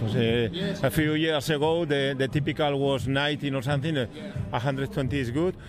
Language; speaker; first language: English; non-native, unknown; Spanish